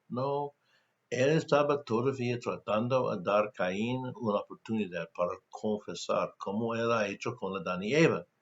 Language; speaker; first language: Spanish; non-native, fluent; English